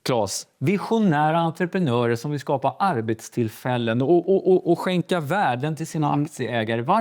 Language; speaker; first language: Swedish; native; Swedish